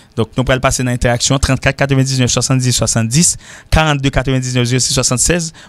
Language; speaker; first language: French; native; French